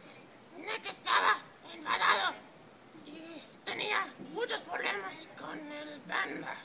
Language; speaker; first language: Spanish; non-native, learner; English